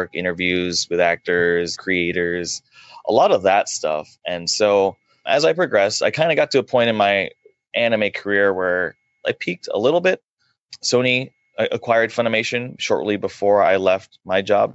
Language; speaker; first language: English; native; English